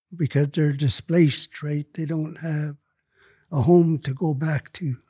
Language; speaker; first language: English; native; English